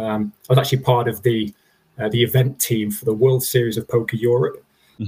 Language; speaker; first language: English; native; English